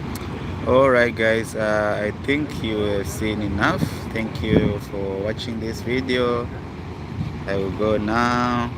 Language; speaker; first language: English; non-native, local second language; Shona